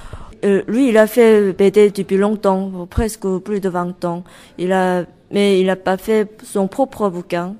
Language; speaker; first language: French; non-native, learner; Korean